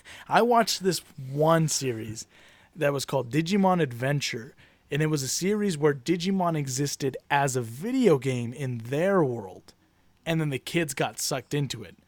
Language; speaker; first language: English; early bilingual, other home language; Spanish